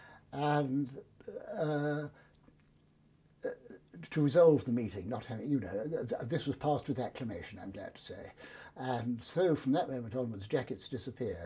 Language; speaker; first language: English; native; English